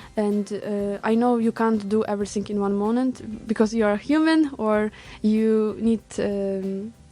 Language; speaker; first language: English; non-native, learner; Ukrainian